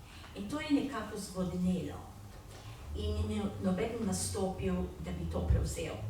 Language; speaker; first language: Slovenian; early bilingual, heritage; Slovenian